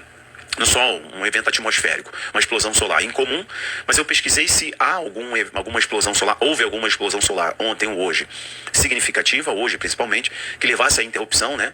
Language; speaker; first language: Portuguese; native; Portuguese